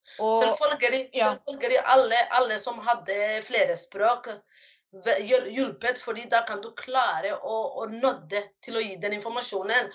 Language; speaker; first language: Norwegian; non-native, fluent; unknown